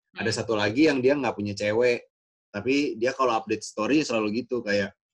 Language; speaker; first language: Indonesian; native; Indonesian